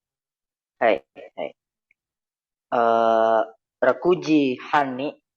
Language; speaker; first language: Japanese; non-native, learner; Indonesian